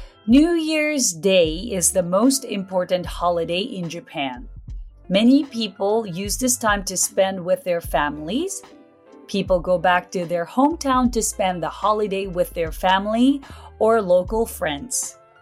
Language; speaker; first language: English; non-native, fluent; Japanese